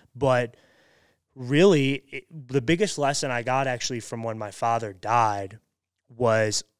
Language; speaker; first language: English; native; English